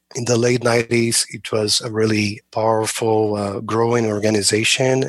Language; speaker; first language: English; non-native, fluent; Portuguese